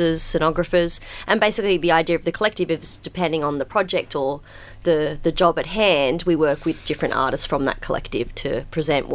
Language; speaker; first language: English; native; English